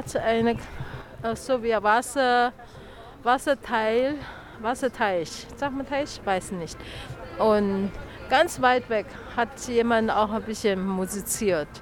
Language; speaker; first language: German; non-native, learner; Chinese